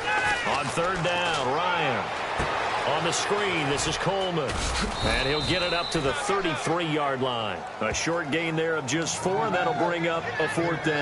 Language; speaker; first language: English; native; English